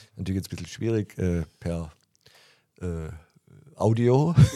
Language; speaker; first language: German; native; German